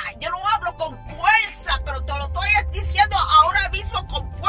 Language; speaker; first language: Spanish; early bilingual, heritage; Spanish